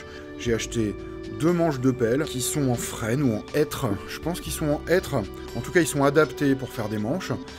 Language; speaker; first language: French; native; French